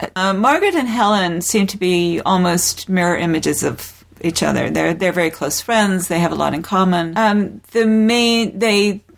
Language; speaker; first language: English; native; English